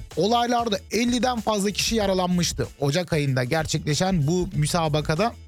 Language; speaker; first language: Turkish; early bilingual, heritage; Turkish